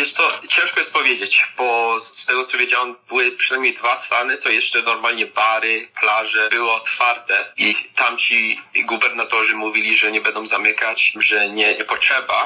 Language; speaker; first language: Polish; early bilingual, heritage; Polish